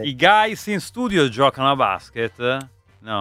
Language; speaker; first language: Italian; native; Italian